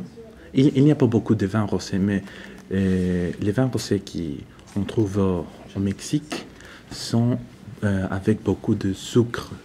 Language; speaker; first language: French; non-native, learner; Spanish